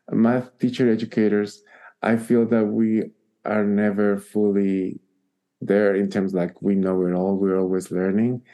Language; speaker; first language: English; non-native, fluent; Spanish